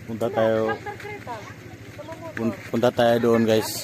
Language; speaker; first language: Filipino; early bilingual, heritage; Filipino